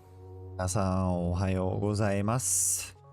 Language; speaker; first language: Japanese; non-native, fluent; English